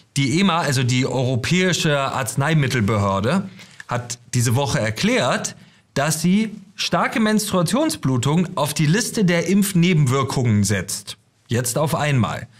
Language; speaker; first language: German; native; German